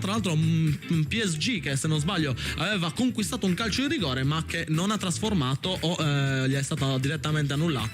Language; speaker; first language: Italian; native; Italian